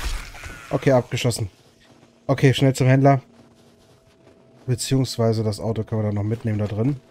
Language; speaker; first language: German; native; German